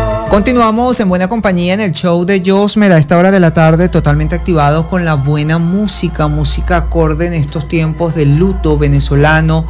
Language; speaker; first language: Spanish; native; Spanish